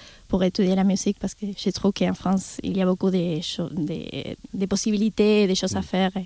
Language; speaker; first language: French; non-native, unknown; Spanish